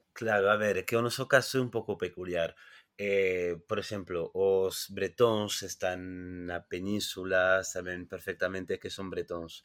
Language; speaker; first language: Galician; non-native, fluent; French